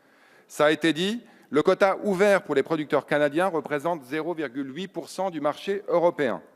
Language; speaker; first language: French; native; French